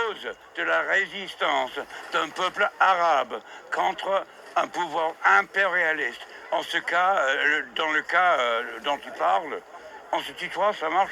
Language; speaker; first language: French; non-native, fluent; English